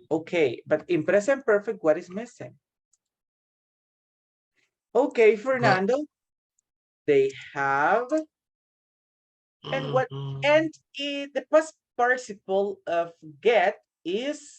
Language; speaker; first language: English; non-native, fluent; Spanish